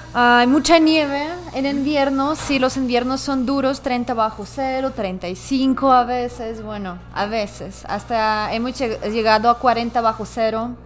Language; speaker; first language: Spanish; non-native, fluent; Russian